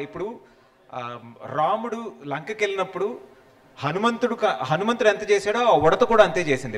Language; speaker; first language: Telugu; native; Telugu